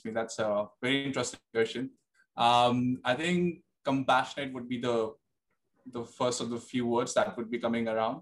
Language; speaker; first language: English; non-native, local second language; Hindi